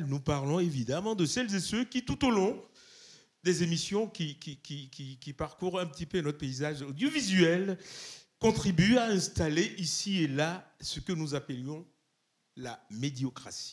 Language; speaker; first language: French; native; French